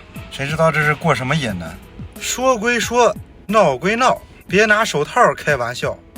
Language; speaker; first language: Chinese; native; Chinese